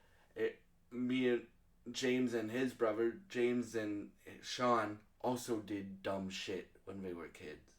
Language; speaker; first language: English; native; English